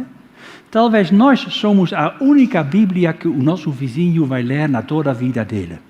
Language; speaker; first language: Portuguese; non-native, fluent; Dutch